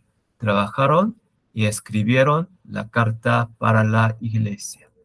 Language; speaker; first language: Spanish; non-native, learner; Korean